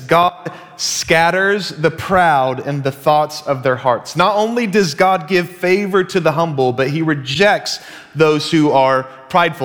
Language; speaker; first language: English; native; English